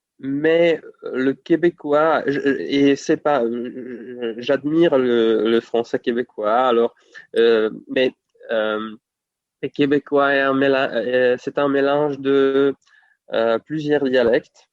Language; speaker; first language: French; non-native, fluent; Czech